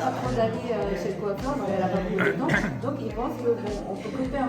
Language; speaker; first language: French; non-native, fluent; Japanese